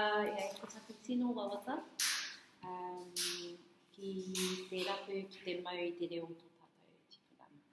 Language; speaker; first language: Māori; non-native, learner; English